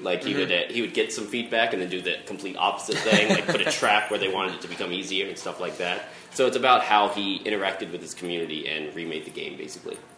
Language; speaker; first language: English; native; English